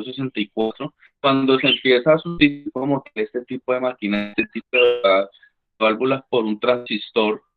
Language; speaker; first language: Spanish; native; Spanish